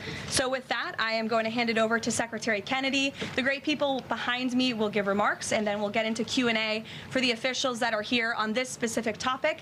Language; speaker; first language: English; native; English